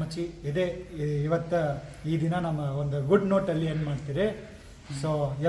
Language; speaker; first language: Kannada; non-native, local second language; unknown